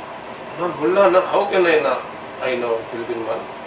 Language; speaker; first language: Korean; non-native, learner; Urdu